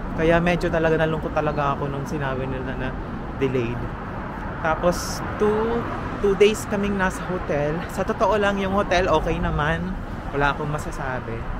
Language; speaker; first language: Filipino; native; Filipino